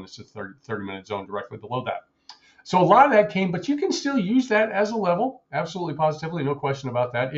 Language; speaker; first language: English; native; English